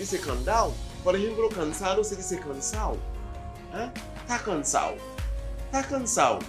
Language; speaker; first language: Spanish; non-native, fluent; Haitian Creole